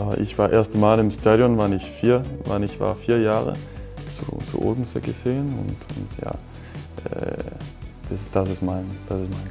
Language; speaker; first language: German; non-native, learner; Danish